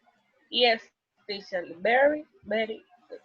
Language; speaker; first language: English; non-native, learner; Spanish